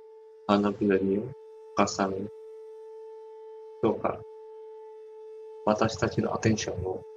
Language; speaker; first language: Japanese; non-native, fluent; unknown